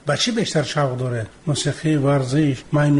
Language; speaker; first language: Tajik; native; Tajik